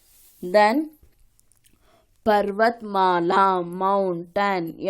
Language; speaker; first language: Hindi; non-native, local second language; Kannada